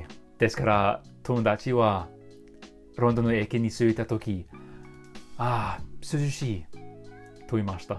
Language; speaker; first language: Japanese; non-native, fluent; English